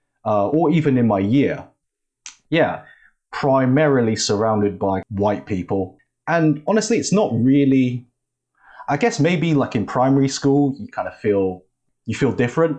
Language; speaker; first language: English; native; English